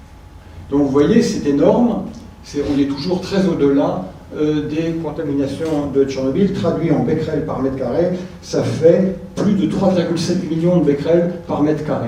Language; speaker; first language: French; native; French